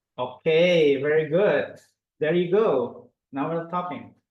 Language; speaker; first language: English; non-native, fluent; Indonesian